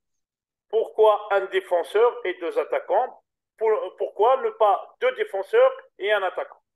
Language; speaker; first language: French; native; French